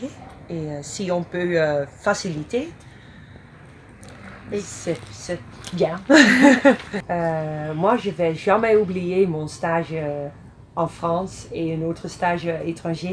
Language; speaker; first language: French; non-native, fluent; Dutch